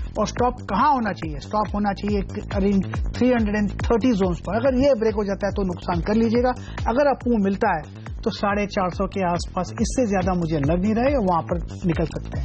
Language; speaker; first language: Hindi; non-native, local second language; Gujarati